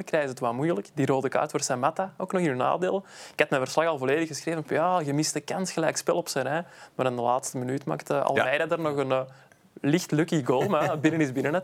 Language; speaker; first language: Dutch; native; Dutch